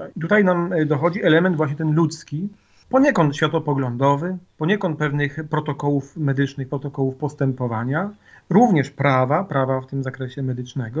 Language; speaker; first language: Polish; native; Polish